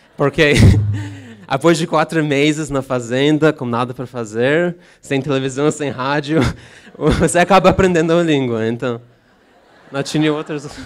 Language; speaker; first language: Portuguese; non-native, fluent; Russian